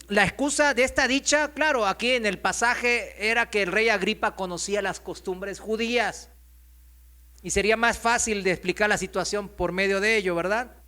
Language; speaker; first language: Spanish; non-native, fluent; Korean